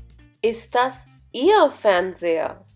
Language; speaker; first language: German; non-native, fluent; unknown